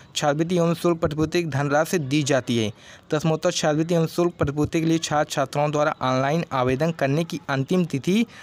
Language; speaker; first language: Hindi; native; Hindi